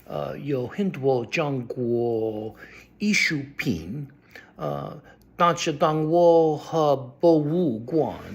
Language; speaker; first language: Chinese; non-native, learner; English